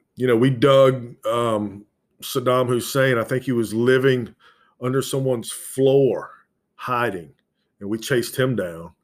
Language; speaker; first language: English; native; English